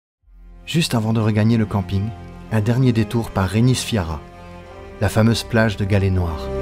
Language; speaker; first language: French; native; French